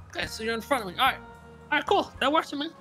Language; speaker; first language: English; native; English